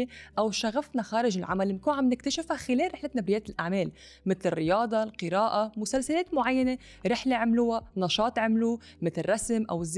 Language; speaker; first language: Arabic; native; Arabic